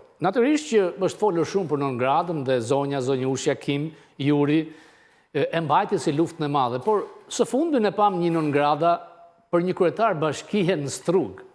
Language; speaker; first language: Albanian; native; Albanian